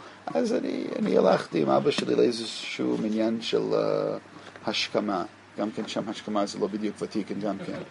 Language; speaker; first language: Hebrew; non-native, fluent; English